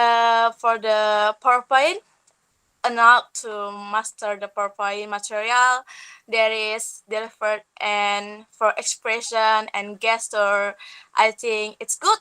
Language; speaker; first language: English; non-native, learner; Indonesian